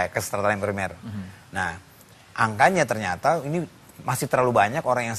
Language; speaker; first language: Indonesian; native; Indonesian